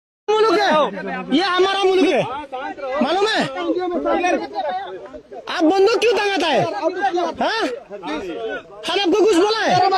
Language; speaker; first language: Hindi; non-native, learner; Bangla